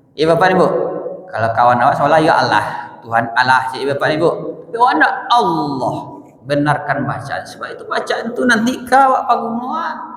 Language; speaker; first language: Malay; non-native, local second language; Minangkabau